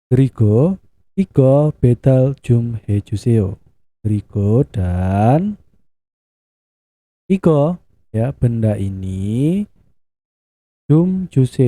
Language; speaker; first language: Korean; non-native, fluent; Indonesian